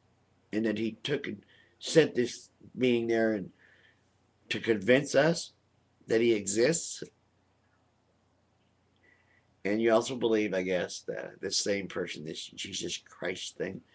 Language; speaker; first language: English; native; English